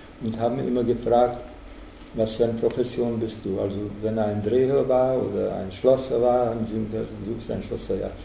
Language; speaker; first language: German; non-native, fluent; Czech